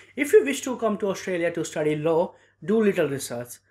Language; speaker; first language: English; non-native, local second language; Nepali